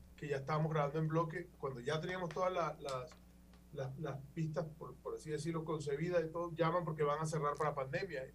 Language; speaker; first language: Spanish; native; Spanish